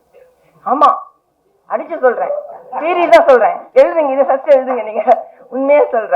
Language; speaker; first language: Tamil; early bilingual, heritage; Tamil